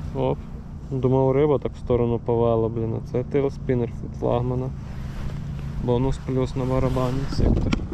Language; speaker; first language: Ukrainian; native; Ukrainian